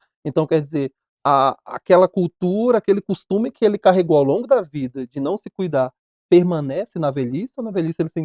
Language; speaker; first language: Portuguese; native; Portuguese